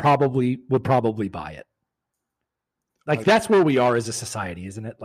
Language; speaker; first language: English; native; English